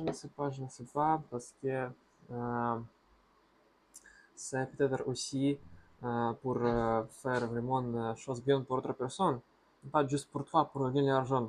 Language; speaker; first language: French; non-native, learner; Russian